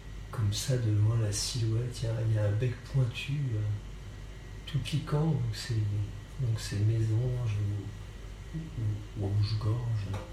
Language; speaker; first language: French; native; French